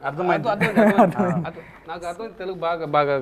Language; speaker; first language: Telugu; non-native, local second language; Tamil